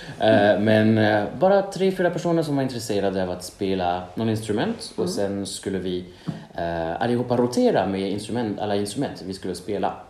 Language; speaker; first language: Swedish; non-native, fluent; French